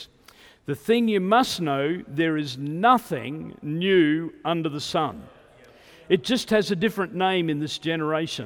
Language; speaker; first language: English; native; English